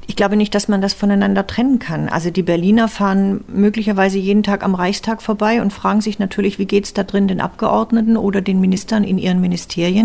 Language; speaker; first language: German; native; German